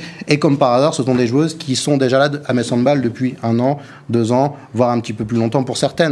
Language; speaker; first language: French; native; French